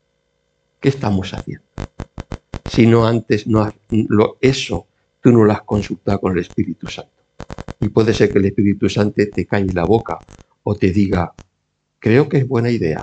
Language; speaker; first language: Spanish; native; Spanish